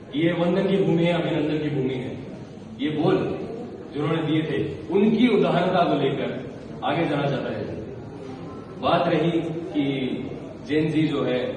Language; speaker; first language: Hindi; non-native, local second language; Marathi